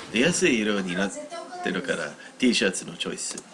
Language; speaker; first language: Japanese; non-native, fluent; English